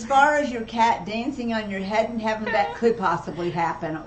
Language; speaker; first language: English; native; English